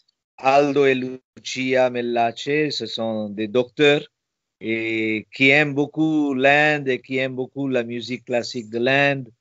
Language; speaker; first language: French; non-native, fluent; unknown